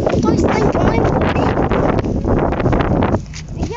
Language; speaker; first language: Russian; non-native, local second language; Kazakh